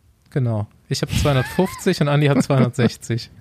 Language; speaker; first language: German; native; German